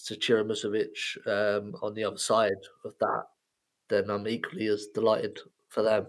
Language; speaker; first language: English; native; English